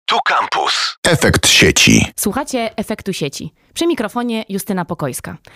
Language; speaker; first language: Polish; native; Polish